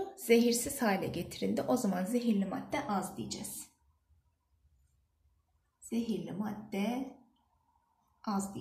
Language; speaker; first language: Turkish; native; Turkish